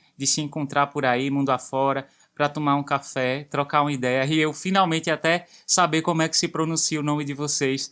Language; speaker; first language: Portuguese; native; Portuguese